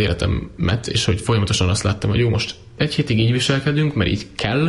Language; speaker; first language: Hungarian; native; Hungarian